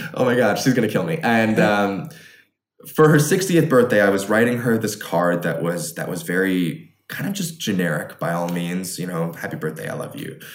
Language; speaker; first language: English; early bilingual, other home language; Chinese